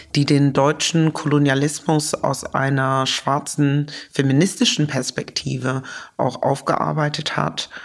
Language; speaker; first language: German; native; German